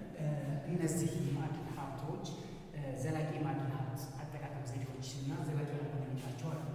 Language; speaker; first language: Amharic; native; Amharic